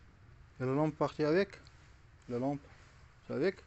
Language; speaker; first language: French; non-native, learner; Russian